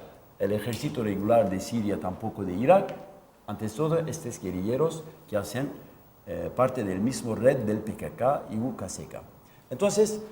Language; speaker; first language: Spanish; non-native, local second language; Kurdish